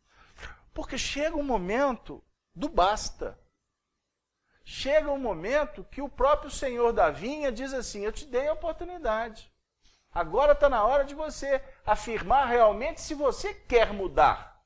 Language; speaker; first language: Portuguese; native; Portuguese